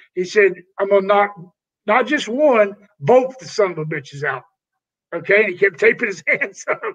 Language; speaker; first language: English; native; English